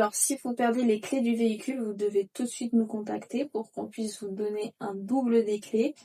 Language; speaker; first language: French; native; French